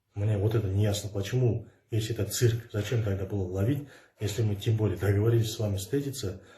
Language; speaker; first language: Russian; non-native, local second language; Kazakh